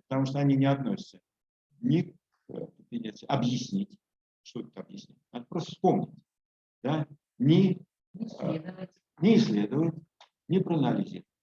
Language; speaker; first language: Russian; native; Russian